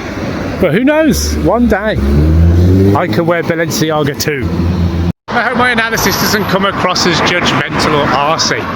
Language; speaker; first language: English; native; English